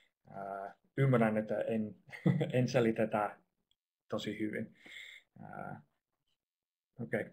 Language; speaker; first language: Finnish; non-native, fluent; English